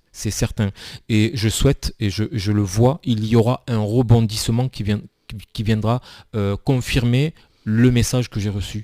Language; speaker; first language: French; native; French